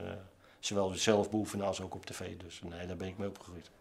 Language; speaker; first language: Dutch; native; Dutch